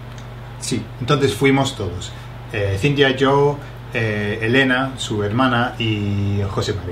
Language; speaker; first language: Spanish; non-native, fluent; English